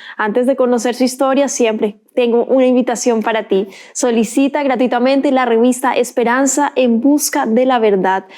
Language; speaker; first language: Spanish; native; Spanish